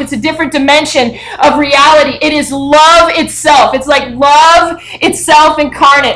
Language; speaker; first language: English; native; English